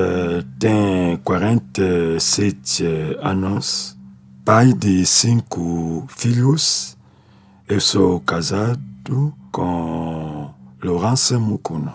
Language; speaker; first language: Portuguese; non-native, learner; Lingala